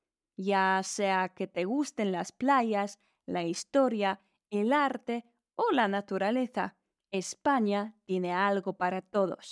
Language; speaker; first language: Spanish; non-native, fluent; Polish